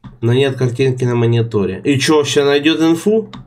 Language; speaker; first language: Russian; native; Russian